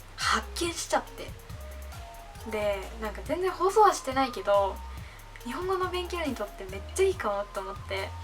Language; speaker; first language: Japanese; non-native, fluent; English